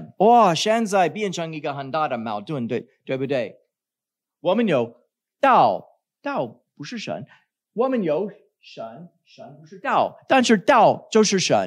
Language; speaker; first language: Chinese; non-native, fluent; English